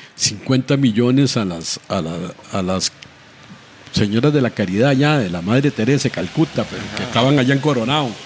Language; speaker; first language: Spanish; native; Spanish